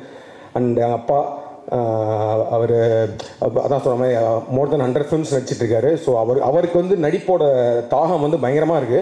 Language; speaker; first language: Tamil; native; Tamil